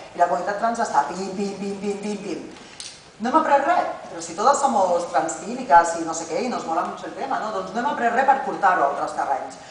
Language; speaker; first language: Catalan; non-native, local second language; Spanish